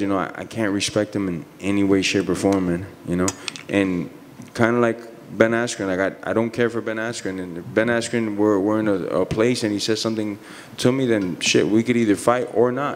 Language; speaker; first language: English; early bilingual, other home language; Spanish